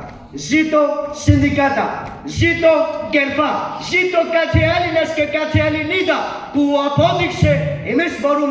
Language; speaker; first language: Greek; non-native, learner; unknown